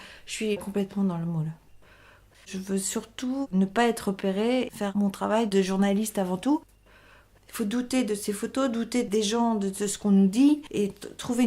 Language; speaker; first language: French; native; French